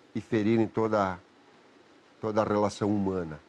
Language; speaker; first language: Portuguese; native; Portuguese